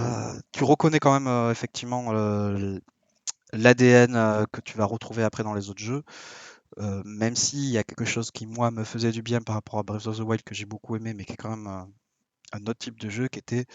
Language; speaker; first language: French; native; French